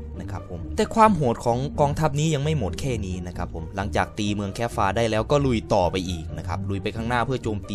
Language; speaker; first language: Thai; native; Thai